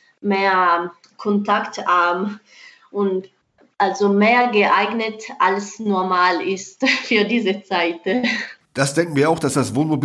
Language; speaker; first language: German; non-native, fluent; Italian